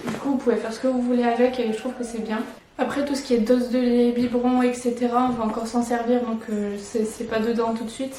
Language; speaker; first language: French; native; French